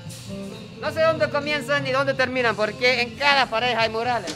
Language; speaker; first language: Spanish; non-native, fluent; Japanese